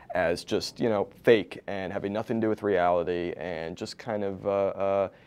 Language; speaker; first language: English; native; English